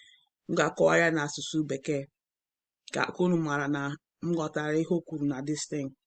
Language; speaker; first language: Igbo; non-native, learner; English